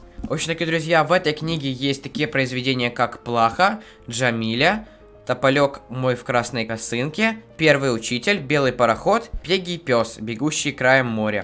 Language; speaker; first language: Russian; native; Russian